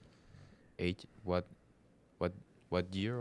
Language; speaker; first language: English; non-native, learner; Spanish